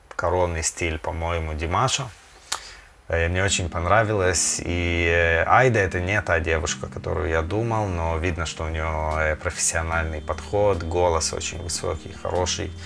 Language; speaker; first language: Russian; early bilingual, heritage; Russian